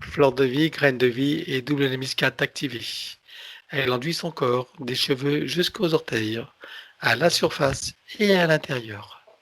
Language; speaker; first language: French; native; French